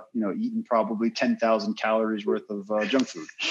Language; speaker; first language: English; native; English